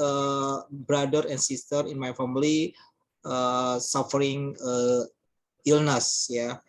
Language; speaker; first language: English; non-native, learner; Indonesian